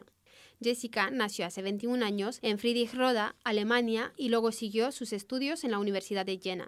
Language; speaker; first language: Spanish; native; Spanish